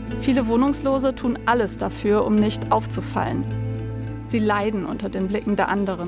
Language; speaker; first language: German; native; German